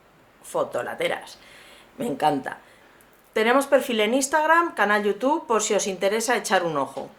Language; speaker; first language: Spanish; native; Spanish